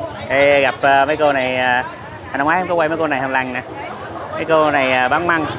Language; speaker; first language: Vietnamese; native; Vietnamese